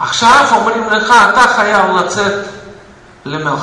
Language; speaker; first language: Hebrew; non-native, fluent; Russian